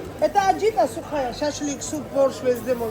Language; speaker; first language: Russian; non-native, local second language; Georgian